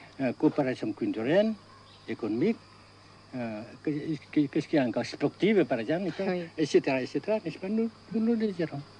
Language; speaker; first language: French; non-native, fluent; Vietnamese